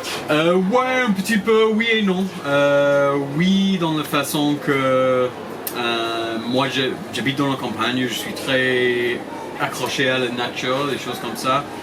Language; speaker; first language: French; non-native, fluent; English